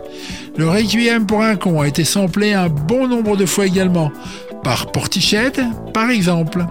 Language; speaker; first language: French; native; French